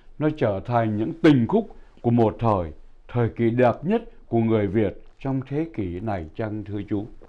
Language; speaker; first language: Vietnamese; native; Vietnamese